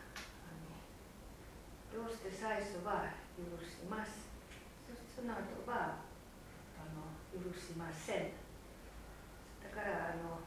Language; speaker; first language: Japanese; non-native, fluent; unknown